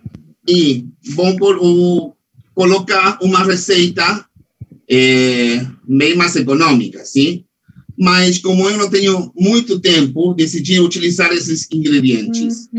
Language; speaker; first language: Portuguese; non-native, fluent; Spanish